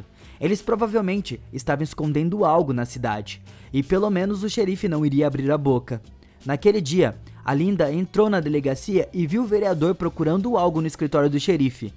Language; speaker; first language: Portuguese; native; Portuguese